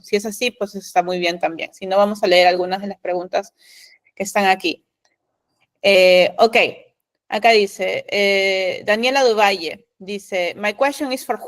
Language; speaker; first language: Spanish; native; Spanish